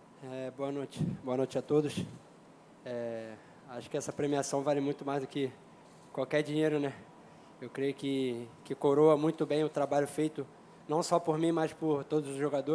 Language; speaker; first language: Portuguese; native; Portuguese